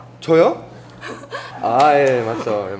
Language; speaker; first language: Korean; non-native, learner; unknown